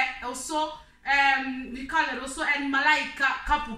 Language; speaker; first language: Swedish; non-native, learner; Swahili